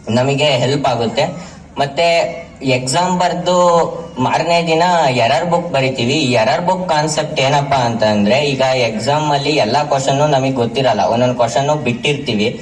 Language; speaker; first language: Kannada; native; Kannada